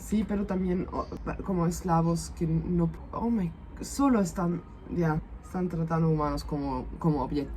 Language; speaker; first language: Spanish; non-native, fluent; German